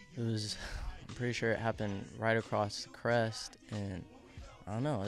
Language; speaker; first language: English; native; English